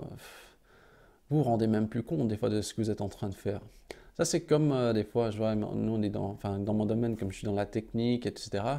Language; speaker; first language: French; native; French